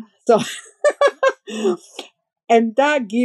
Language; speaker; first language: English; non-native, fluent; Italian